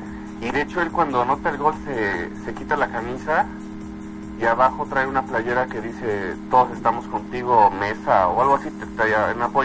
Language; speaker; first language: Spanish; native; Spanish